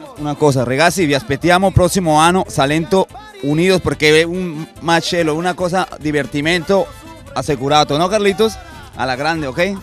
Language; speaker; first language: Italian; non-native, fluent; Spanish